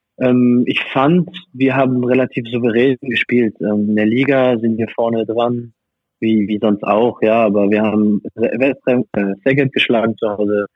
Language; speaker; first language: German; non-native, fluent; French